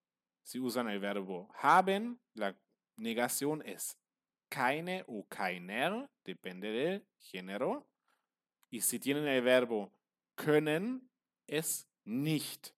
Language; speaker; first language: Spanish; non-native, fluent; German